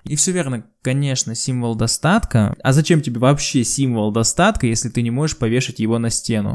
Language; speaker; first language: Russian; native; Russian